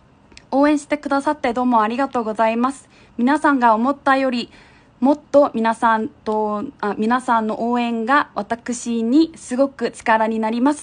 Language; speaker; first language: Japanese; non-native, fluent; Korean